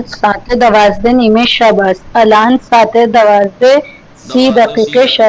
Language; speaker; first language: Persian; non-native, learner; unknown